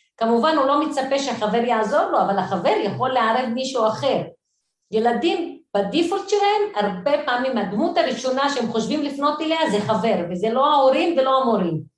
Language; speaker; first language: Hebrew; non-native, local second language; Arabic